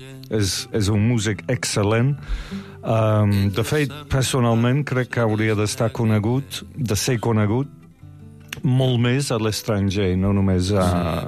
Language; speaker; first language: Catalan; non-native, fluent; English